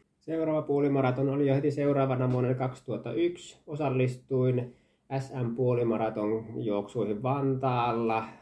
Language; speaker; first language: Finnish; early bilingual, heritage; Finnish